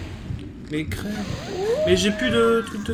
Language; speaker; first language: French; native; French